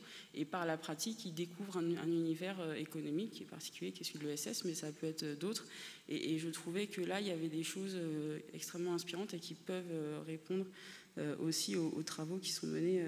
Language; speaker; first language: French; native; French